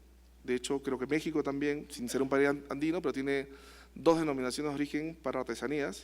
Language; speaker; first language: Spanish; native; Spanish